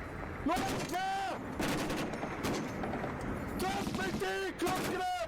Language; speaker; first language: Swedish; native; Swedish